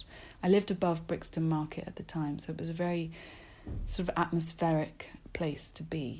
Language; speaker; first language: English; native; English